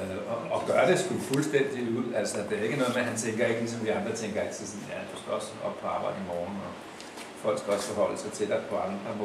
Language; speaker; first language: Danish; native; Danish